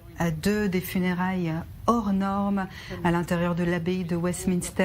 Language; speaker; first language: French; native; French